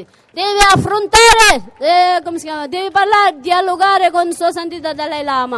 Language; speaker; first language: Italian; non-native, fluent; Tibetan